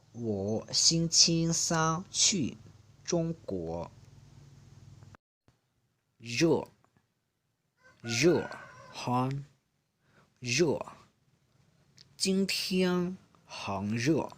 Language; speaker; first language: Chinese; non-native, fluent; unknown